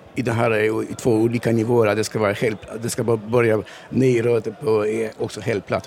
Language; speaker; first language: Swedish; non-native, fluent; Polish